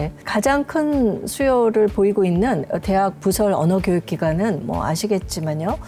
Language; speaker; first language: Korean; native; Korean